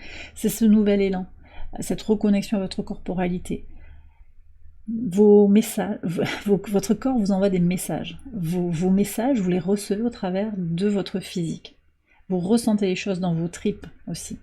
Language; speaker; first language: French; native; French